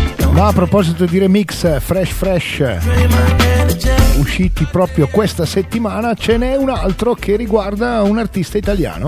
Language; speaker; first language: Italian; native; Italian